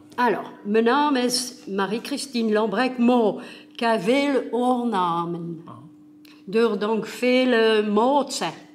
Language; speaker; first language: Dutch; non-native, local second language; French